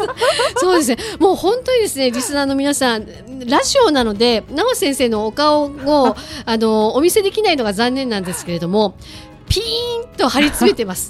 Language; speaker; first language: Japanese; native; Japanese